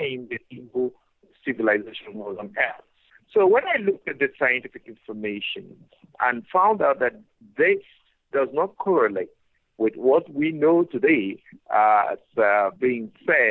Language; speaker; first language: English; non-native, local second language; Igbo